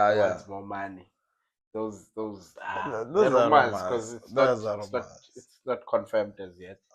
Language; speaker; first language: English; non-native, local second language; Zulu